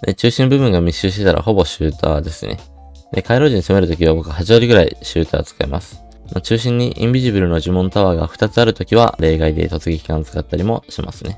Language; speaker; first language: Japanese; native; Japanese